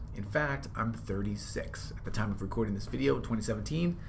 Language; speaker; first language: English; native; English